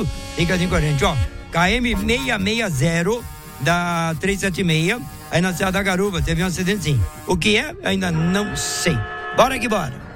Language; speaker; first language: Portuguese; native; Portuguese